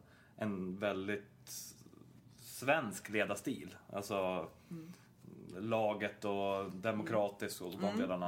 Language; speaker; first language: Swedish; native; Swedish